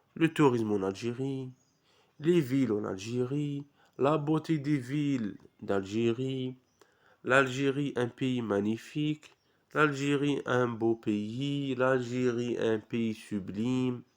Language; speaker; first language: French; non-native, local second language; Arabic